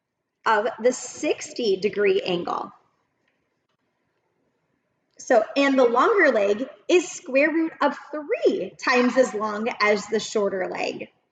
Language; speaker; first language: English; native; English